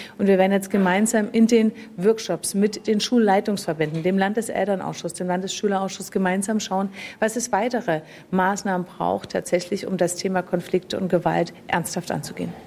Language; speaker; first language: German; native; German